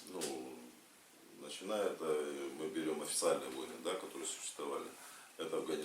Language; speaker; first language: Russian; native; Russian